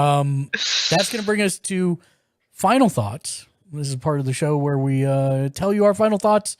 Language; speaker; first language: English; native; English